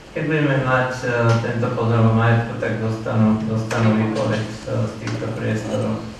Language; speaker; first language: Slovak; native; Slovak